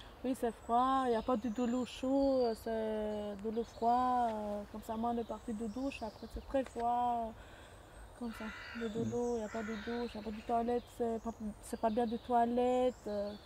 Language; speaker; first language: French; non-native, learner; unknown